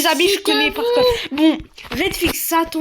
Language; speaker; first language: French; native; French